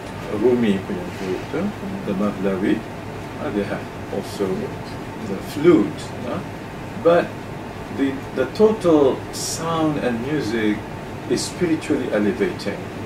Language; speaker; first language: English; non-native, local second language; Malay